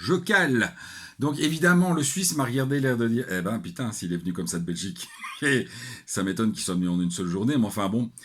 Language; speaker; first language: French; native; French